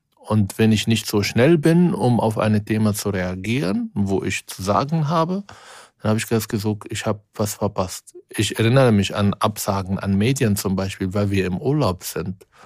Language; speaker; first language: German; non-native, fluent; Arabic